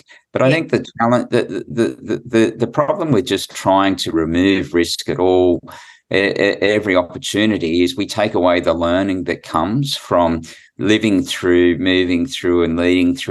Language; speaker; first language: English; native; English